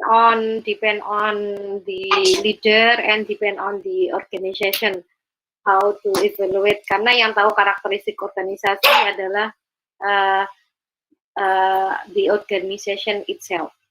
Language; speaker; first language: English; non-native, learner; Indonesian